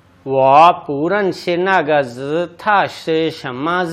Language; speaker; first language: Chinese; non-native, learner; Urdu